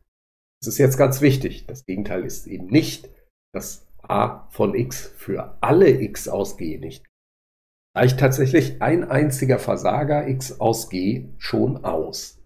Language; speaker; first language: German; native; German